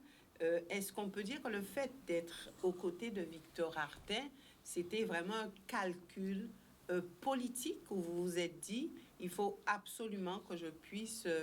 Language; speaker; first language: French; native; French